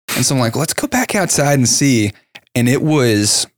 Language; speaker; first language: English; native; English